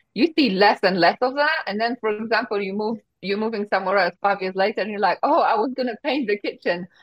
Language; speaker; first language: English; non-native, fluent; Polish